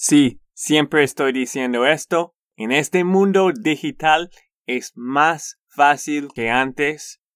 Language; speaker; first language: Spanish; non-native, learner; English